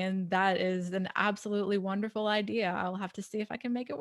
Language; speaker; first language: English; native; English